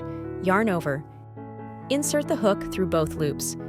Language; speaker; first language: English; non-native, fluent; Chinese